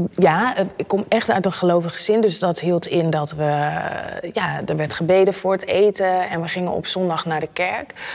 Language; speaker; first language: Dutch; native; Dutch